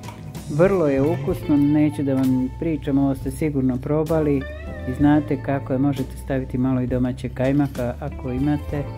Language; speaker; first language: Serbian; native; Serbian